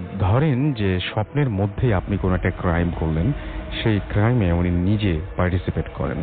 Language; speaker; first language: Bangla; native; Bangla